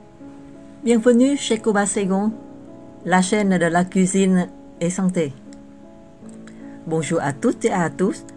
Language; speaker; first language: French; non-native, fluent; Vietnamese